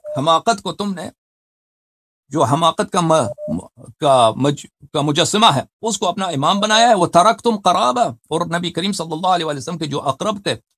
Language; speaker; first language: Urdu; non-native, fluent; Persian